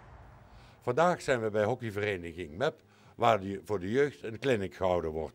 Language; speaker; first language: Dutch; native; Dutch